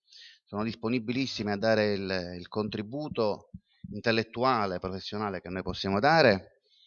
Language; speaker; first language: Italian; native; Italian